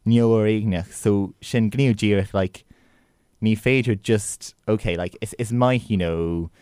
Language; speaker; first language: Irish; non-native, local second language; English